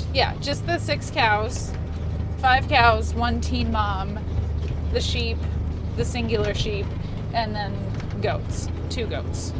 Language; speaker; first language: English; native; English